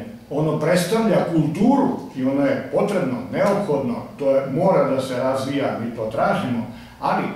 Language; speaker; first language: Serbian; native; Serbian